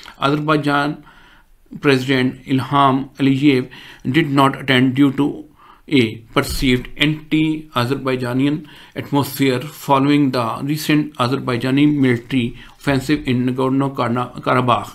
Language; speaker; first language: English; non-native, local second language; Urdu